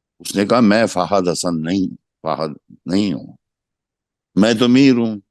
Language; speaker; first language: Urdu; non-native, local second language; Punjabi